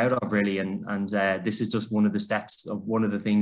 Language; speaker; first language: English; native; English